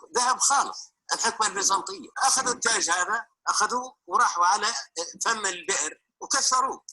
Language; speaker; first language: Arabic; native; Arabic